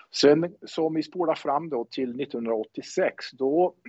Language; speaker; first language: Swedish; native; Swedish